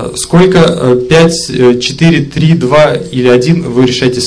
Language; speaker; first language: Russian; native; Russian